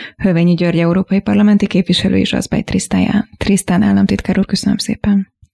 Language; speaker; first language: Hungarian; native; Hungarian